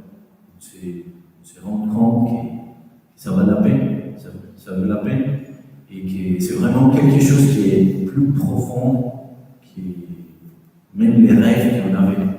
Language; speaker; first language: French; non-native, fluent; Spanish